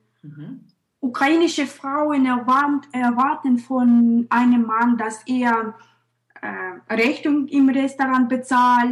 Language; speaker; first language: German; non-native, fluent; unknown